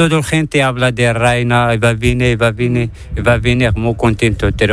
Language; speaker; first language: Spanish; non-native, learner; Arabic